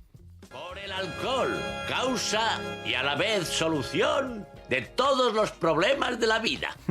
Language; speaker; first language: Spanish; native; Spanish